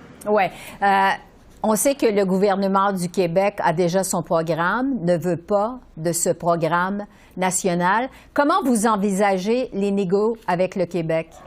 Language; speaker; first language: French; native; French